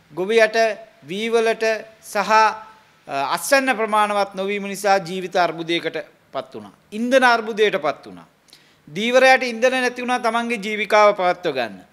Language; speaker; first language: Sinhala; non-native, local second language; Tamil